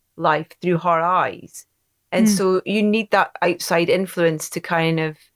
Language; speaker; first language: English; native; English